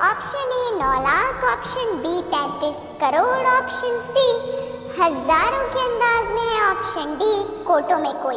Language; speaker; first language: Hindi; native; Hindi